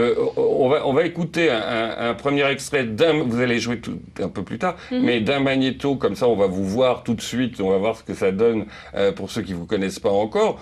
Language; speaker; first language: French; native; French